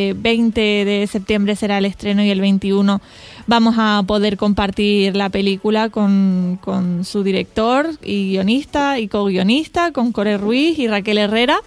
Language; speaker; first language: Spanish; native; Spanish